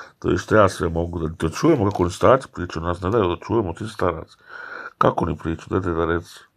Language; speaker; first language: Serbian; early bilingual, heritage; Serbian